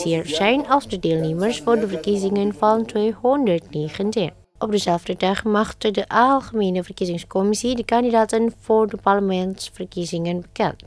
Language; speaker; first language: Dutch; non-native, fluent; Indonesian